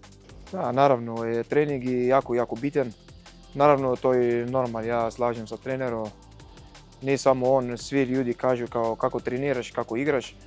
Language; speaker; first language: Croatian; non-native, fluent; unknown